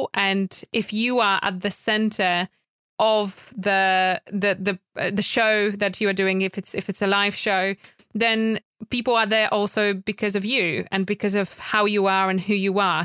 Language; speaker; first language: English; non-native, fluent; Polish